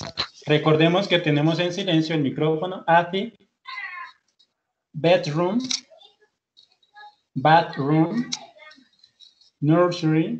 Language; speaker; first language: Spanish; native; Spanish